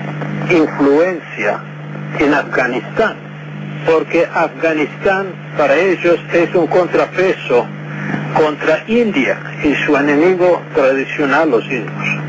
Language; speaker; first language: Spanish; non-native, fluent; English